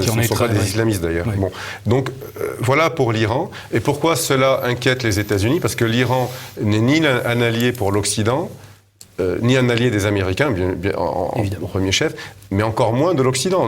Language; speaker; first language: French; native; French